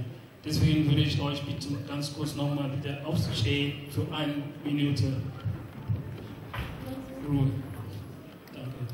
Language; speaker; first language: German; non-native, learner; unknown